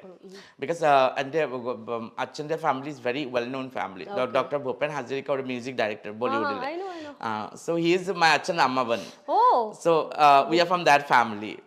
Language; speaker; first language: Malayalam; non-native, learner; Assamese